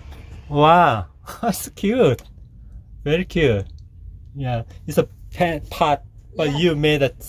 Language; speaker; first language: English; non-native, learner; Korean